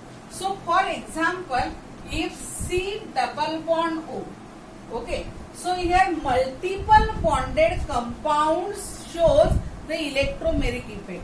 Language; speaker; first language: English; non-native, local second language; Marathi